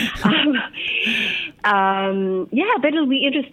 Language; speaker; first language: English; native; English